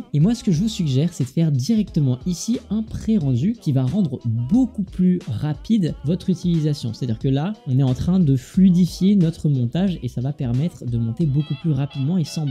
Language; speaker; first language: French; native; French